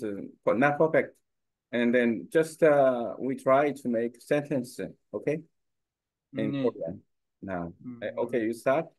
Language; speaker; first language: English; non-native, learner; Korean